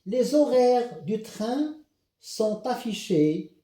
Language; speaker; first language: French; non-native, local second language; Arabic